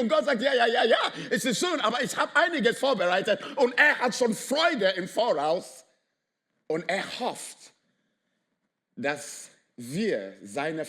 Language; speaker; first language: German; non-native, fluent; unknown